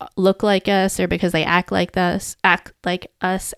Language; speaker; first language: English; native; English